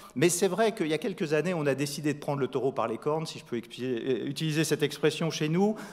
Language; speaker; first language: French; native; French